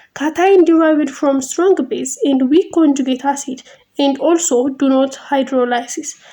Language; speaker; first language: English; non-native, local second language; Amharic